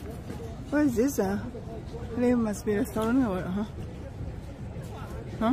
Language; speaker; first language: English; non-native, learner; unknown